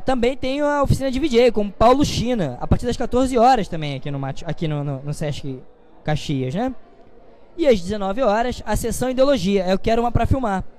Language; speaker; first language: Portuguese; native; Portuguese